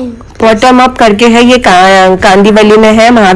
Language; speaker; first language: Hindi; native; Hindi